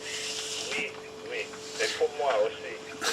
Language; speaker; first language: French; non-native, fluent; English